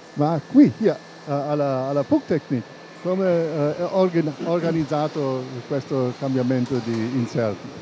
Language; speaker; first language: Italian; non-native, fluent; German